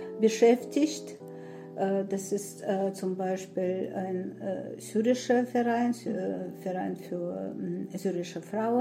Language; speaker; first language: German; non-native, fluent; Russian